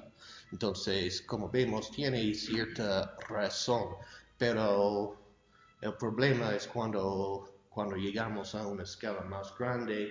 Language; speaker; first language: Spanish; non-native, fluent; English